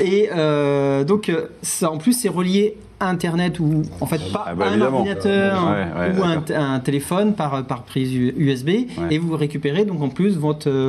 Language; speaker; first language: French; native; French